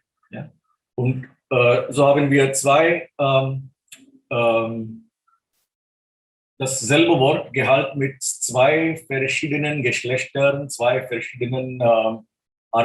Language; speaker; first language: German; non-native, fluent; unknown